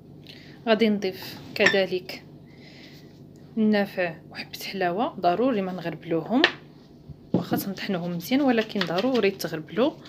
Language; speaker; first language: Arabic; native; Arabic